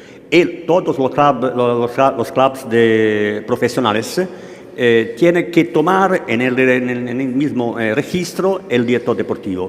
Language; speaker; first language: Spanish; non-native, learner; Italian